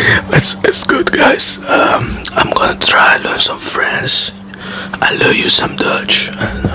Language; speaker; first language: English; non-native, fluent; Dutch